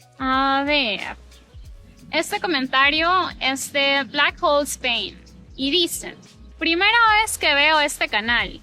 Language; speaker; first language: Spanish; native; Spanish